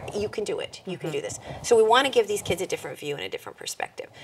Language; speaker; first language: English; native; English